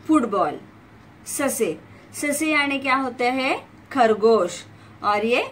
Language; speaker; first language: Hindi; non-native, local second language; Marathi